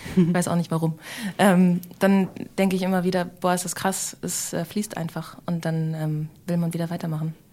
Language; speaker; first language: German; native; German